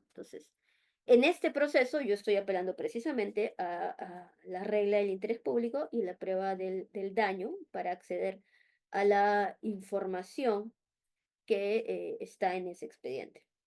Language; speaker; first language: Spanish; native; Spanish